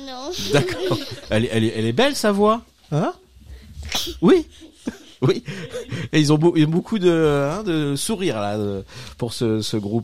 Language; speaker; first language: French; native; French